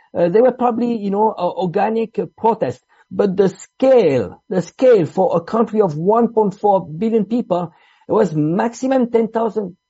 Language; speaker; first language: English; non-native, fluent; Italian